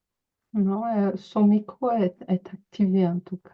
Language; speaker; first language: French; native; French